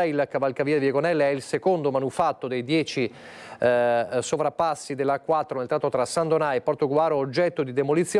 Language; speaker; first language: Italian; native; Italian